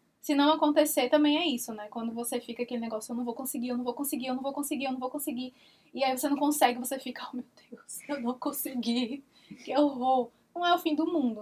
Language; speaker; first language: Portuguese; native; Portuguese